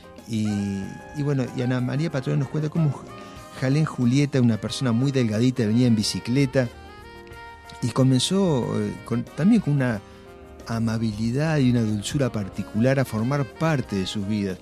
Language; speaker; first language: Spanish; native; Spanish